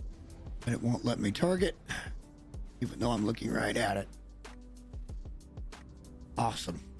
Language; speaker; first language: English; native; English